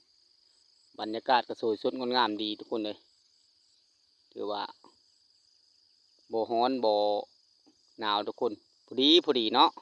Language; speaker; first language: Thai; non-native, local second language; Lao